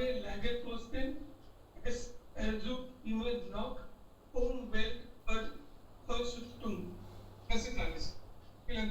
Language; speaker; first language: German; non-native, learner; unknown